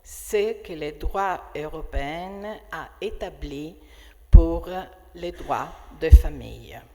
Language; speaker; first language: French; non-native, fluent; Italian